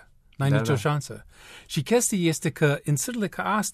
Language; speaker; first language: Romanian; non-native, learner; English